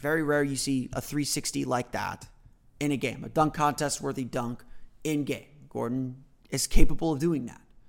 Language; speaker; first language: English; native; English